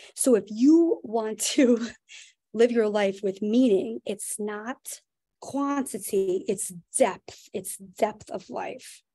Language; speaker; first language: English; native; English